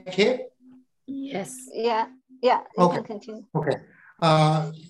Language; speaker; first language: English; non-native, learner; Chinese